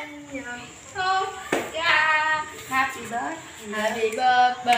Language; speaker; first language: Vietnamese; native; Vietnamese